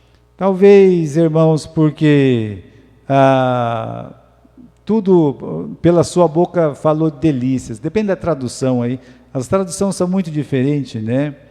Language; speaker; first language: Portuguese; native; Portuguese